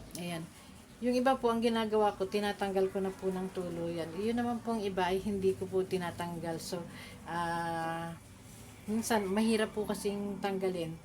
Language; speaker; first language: Filipino; native; Filipino